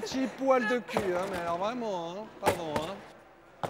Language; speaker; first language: French; native; French